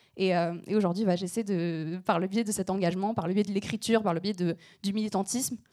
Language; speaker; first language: French; native; French